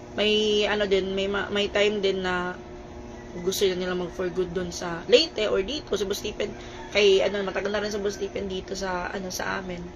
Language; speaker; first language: Filipino; non-native, local second language; Cebuano